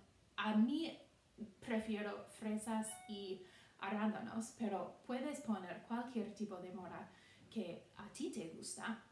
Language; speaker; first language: Spanish; non-native, fluent; English